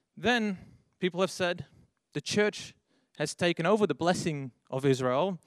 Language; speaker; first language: English; non-native, fluent; Dutch